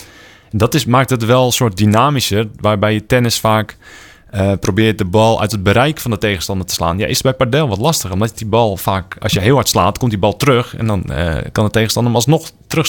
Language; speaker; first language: Dutch; native; Dutch